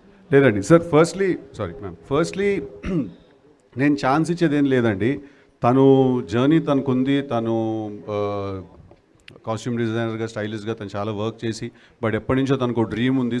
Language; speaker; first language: Telugu; native; Telugu